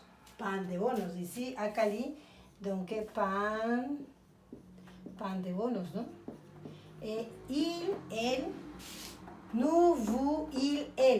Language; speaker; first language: French; non-native, fluent; Spanish